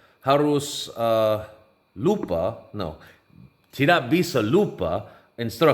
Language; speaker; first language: Indonesian; non-native, learner; English